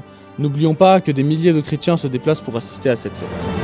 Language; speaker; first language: French; native; French